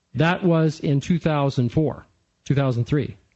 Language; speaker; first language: English; native; English